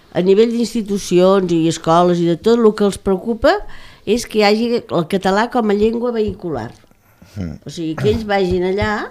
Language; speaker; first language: Catalan; native; Catalan